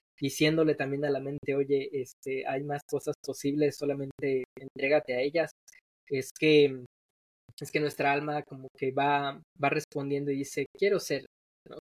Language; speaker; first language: Spanish; native; Spanish